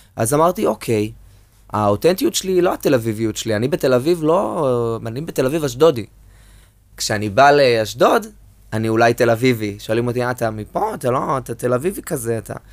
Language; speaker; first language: Hebrew; native; Hebrew